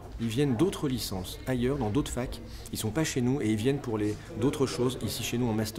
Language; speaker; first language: French; native; French